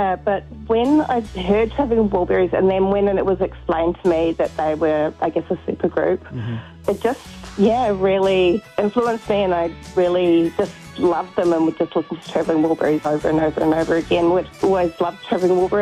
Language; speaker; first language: English; native; English